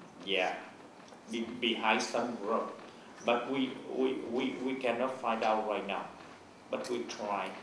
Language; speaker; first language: English; non-native, learner; Vietnamese